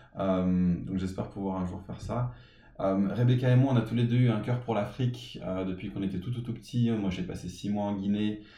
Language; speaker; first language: French; early bilingual, other home language; English